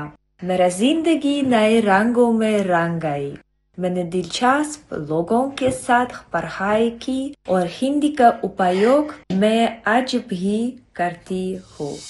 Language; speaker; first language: Hindi; non-native, fluent; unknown